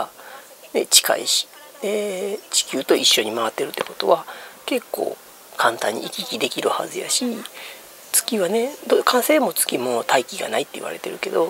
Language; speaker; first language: Japanese; native; Japanese